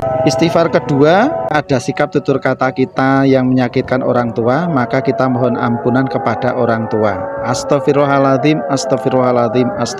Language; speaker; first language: Indonesian; native; Indonesian